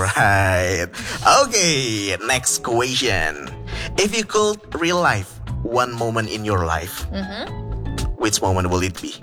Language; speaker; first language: English; non-native, fluent; Indonesian